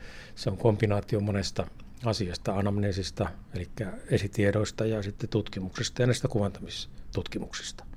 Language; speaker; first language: Finnish; native; Finnish